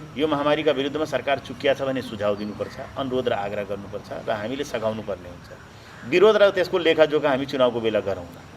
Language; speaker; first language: Nepali; non-native, local second language; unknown